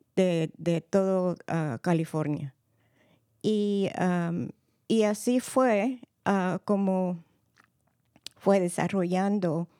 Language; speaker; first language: Spanish; early bilingual, heritage; Spanish